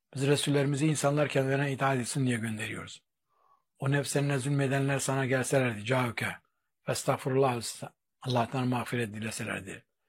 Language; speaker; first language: Turkish; native; Turkish